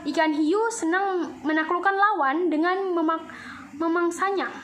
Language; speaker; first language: Indonesian; native; Indonesian